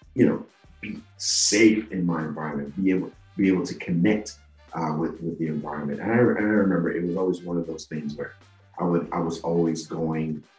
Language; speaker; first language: English; non-native, local second language; Yoruba